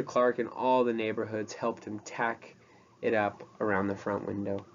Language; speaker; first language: English; native; English